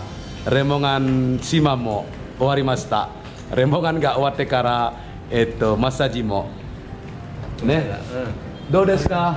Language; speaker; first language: Japanese; non-native, local second language; Indonesian